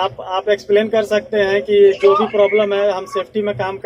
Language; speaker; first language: Hindi; native; Hindi